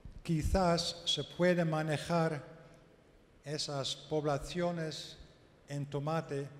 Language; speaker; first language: Spanish; non-native, learner; Dutch